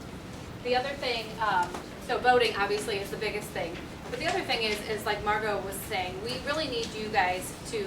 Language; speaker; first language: English; native; English